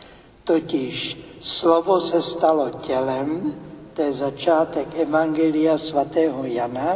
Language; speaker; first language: Czech; native; Czech